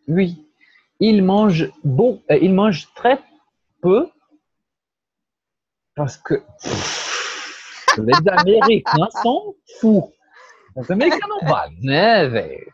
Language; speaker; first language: French; non-native, fluent; Portuguese